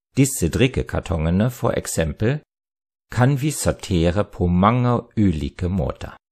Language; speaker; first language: Norwegian; non-native, fluent; German